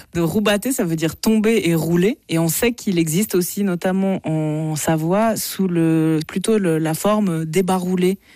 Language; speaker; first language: French; native; French